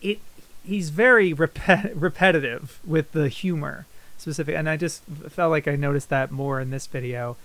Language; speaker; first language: English; native; English